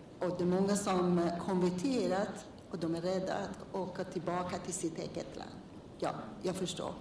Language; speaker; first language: Swedish; non-native, learner; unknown